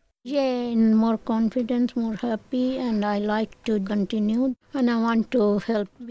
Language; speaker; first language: English; non-native, learner; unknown